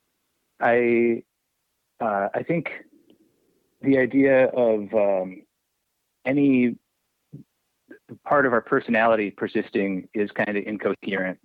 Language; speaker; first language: English; native; English